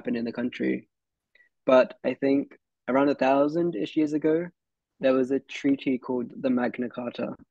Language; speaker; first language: English; early bilingual, other home language; Hindi